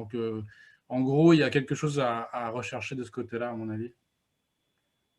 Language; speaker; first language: French; native; French